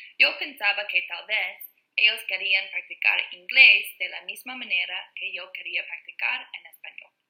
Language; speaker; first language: Spanish; non-native, learner; English